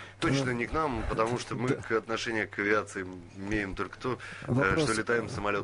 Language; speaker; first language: Russian; native; Russian